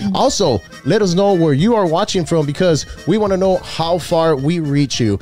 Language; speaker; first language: English; native; English